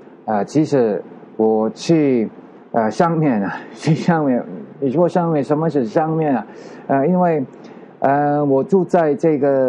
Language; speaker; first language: Chinese; non-native, learner; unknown